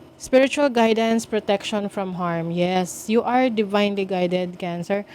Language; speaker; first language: English; non-native, local second language; Filipino